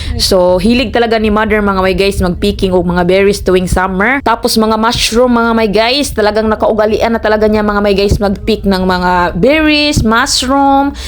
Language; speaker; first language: Filipino; non-native, local second language; Cebuano